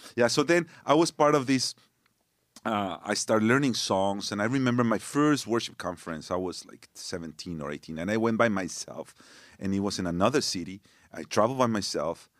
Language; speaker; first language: English; non-native, fluent; Spanish